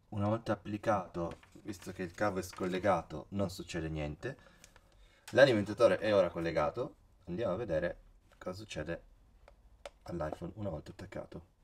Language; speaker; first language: Italian; native; Italian